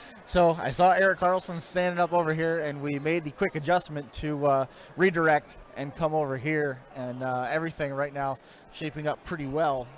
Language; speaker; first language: English; native; English